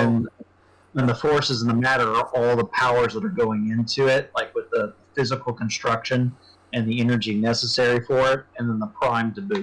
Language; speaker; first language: English; native; English